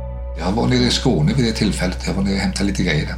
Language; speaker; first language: Swedish; native; Swedish